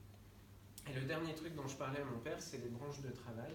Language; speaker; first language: French; native; French